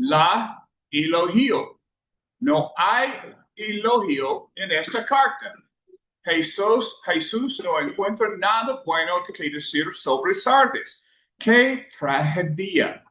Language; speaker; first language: Spanish; non-native, learner; English